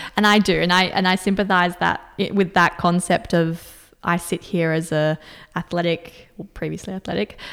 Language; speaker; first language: English; native; English